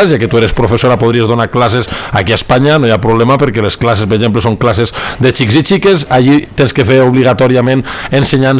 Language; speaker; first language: Catalan; native; Catalan